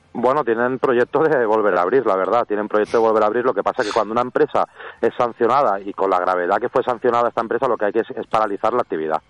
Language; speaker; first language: Spanish; native; Spanish